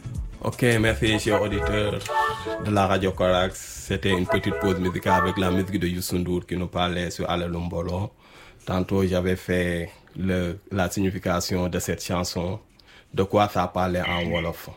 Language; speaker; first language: French; non-native, local second language; Wolof